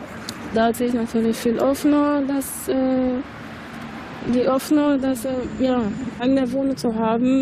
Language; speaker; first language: German; non-native, fluent; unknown